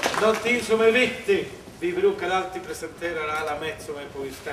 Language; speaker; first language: Swedish; non-native, fluent; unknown